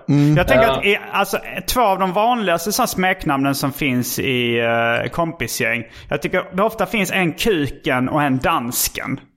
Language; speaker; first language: Swedish; native; Swedish